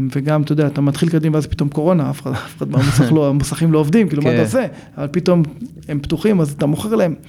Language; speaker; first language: Hebrew; native; Hebrew